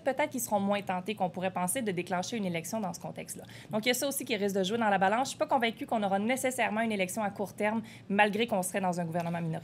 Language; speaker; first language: French; native; French